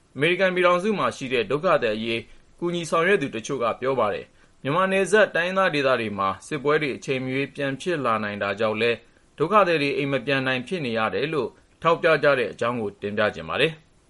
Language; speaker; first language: Burmese; native; Burmese